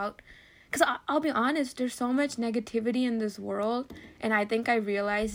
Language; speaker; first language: English; native; English